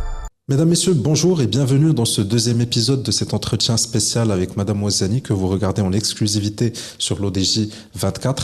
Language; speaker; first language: French; non-native, local second language; Arabic